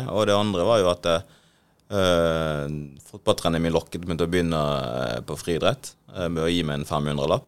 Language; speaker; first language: Norwegian; early bilingual, other home language; Swahili